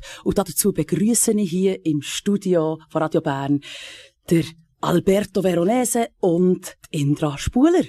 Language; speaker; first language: German; native; German